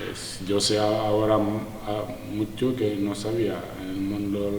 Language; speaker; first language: Spanish; non-native, learner; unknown